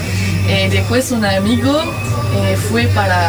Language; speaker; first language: Spanish; non-native, learner; French